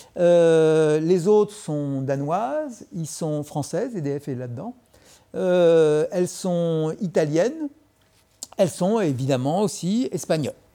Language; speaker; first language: French; native; French